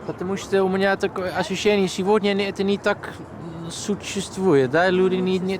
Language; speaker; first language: Russian; non-native, learner; Dutch